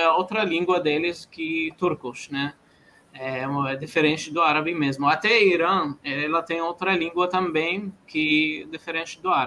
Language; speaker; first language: Portuguese; non-native, fluent; Arabic